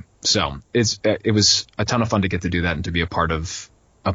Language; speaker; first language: English; native; English